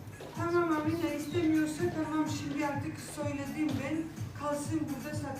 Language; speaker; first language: Turkish; non-native, fluent; Russian